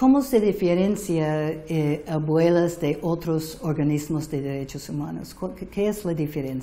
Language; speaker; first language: Spanish; non-native, fluent; English